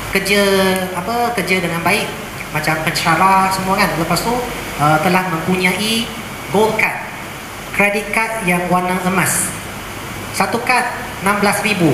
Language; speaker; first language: Malay; non-native, local second language; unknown